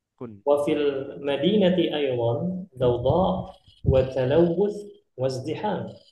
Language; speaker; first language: Arabic; non-native, fluent; Indonesian